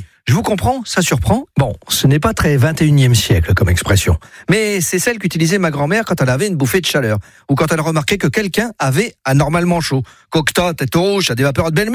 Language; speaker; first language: French; native; French